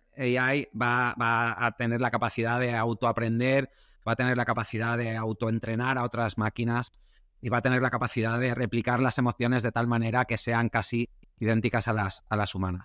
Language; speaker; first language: Spanish; native; Spanish